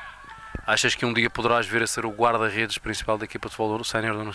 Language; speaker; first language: Portuguese; native; Portuguese